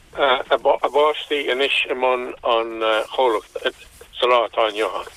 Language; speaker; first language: Irish; non-native, local second language; English